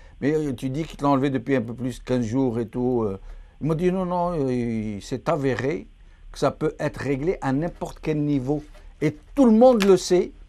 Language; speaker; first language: French; non-native, local second language; Arabic